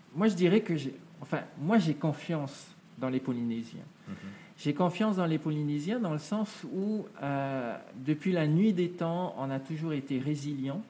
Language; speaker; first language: French; native; French